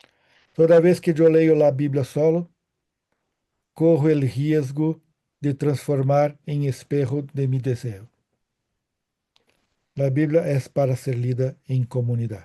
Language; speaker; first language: Spanish; non-native, fluent; Portuguese